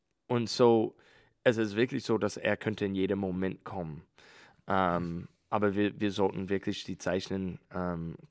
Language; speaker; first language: German; non-native, learner; English